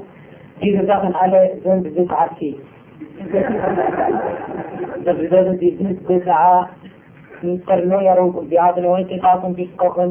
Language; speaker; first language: German; non-native, fluent; Arabic